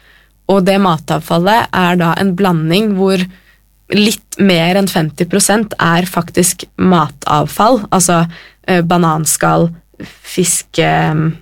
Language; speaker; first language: Norwegian; native; Norwegian